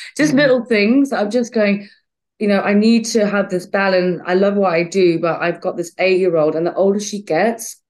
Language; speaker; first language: English; native; English